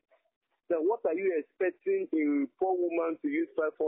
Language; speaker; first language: English; non-native, local second language; Igbo